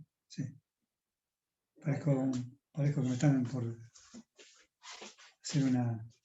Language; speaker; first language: Spanish; native; Spanish